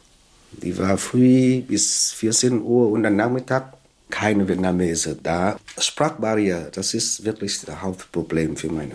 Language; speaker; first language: German; non-native, fluent; Vietnamese